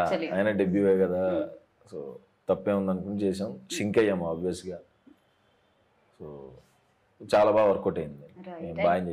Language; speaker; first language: Telugu; native; Telugu